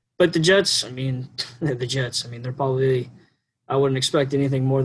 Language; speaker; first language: English; native; English